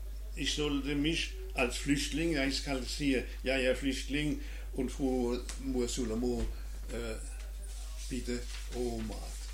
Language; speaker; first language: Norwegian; non-native, learner; German